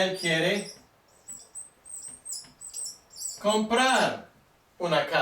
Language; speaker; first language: Spanish; non-native, fluent; English